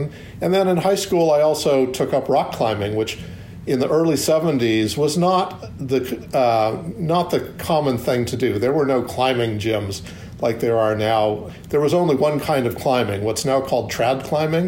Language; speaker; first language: English; native; English